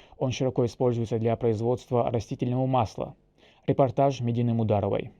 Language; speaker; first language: Russian; non-native, local second language; Chechen